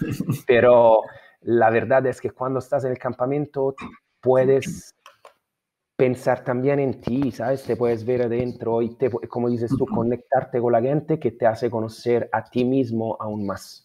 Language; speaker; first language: Spanish; non-native, fluent; Italian